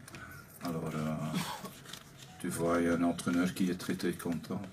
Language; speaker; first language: French; non-native, learner; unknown